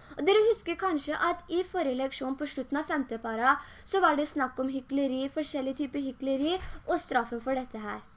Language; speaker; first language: Norwegian; early bilingual, other home language; Urdu